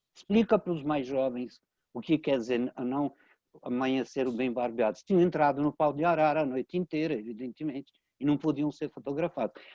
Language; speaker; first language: Portuguese; early bilingual, other home language; Italian